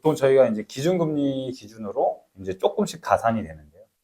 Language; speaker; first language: Korean; native; Korean